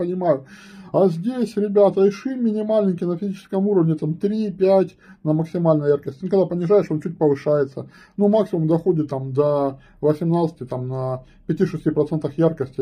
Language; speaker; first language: Russian; native; Russian